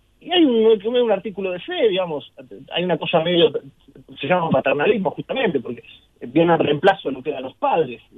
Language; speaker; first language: Spanish; native; Spanish